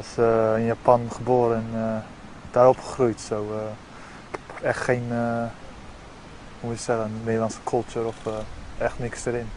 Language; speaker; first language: Dutch; early bilingual, heritage; Dutch